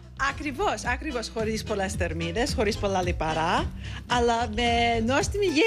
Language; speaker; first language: Greek; early bilingual, heritage; Greek